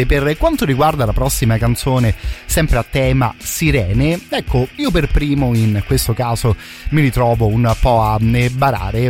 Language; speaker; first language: Italian; native; Italian